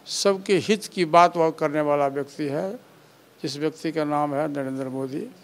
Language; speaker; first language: Hindi; native; Hindi